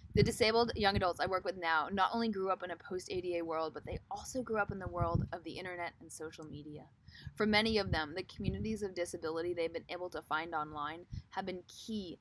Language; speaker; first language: English; native; English